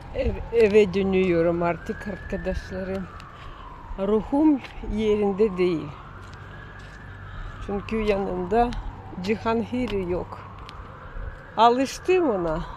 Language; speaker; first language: Turkish; non-native, learner; Russian